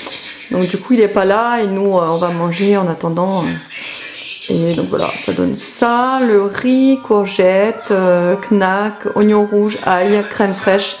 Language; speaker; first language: French; native; French